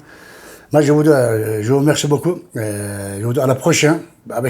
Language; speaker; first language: French; non-native, fluent; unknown